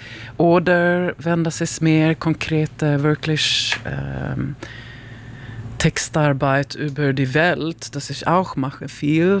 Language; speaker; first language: German; non-native, learner; Swedish